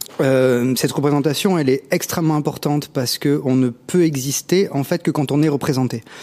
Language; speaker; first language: French; native; French